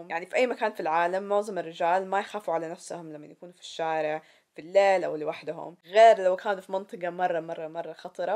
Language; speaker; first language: Arabic; native; Arabic